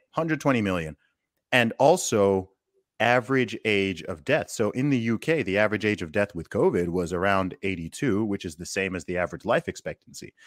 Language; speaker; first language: English; native; English